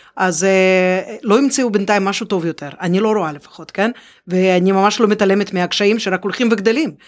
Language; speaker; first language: Hebrew; non-native, fluent; Russian